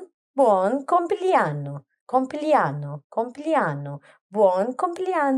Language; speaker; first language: Italian; non-native, learner; Arabic